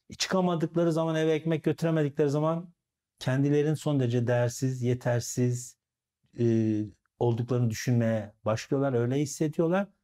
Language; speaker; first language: Turkish; native; Turkish